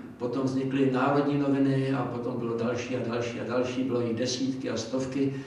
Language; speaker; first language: Czech; native; Czech